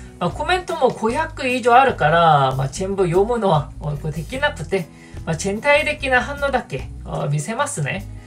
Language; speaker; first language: Japanese; non-native, fluent; Korean